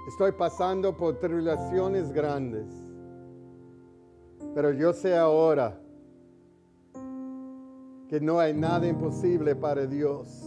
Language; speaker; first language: Spanish; early bilingual, heritage; English